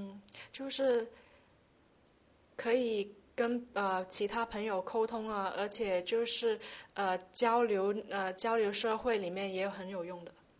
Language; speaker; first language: Chinese; early bilingual, heritage; Chinese